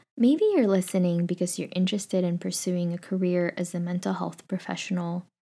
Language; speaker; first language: English; non-native, local second language; Filipino